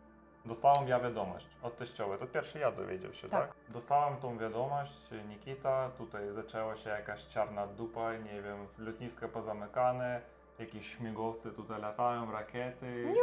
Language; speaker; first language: Polish; non-native, learner; Russian